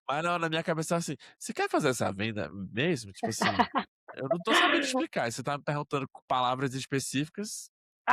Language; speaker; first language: Portuguese; native; Portuguese